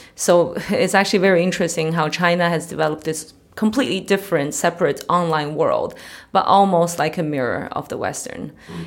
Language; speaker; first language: English; early bilingual, other home language; Chinese